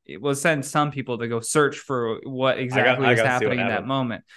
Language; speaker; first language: English; native; English